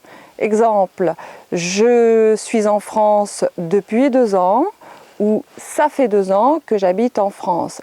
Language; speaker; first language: French; native; French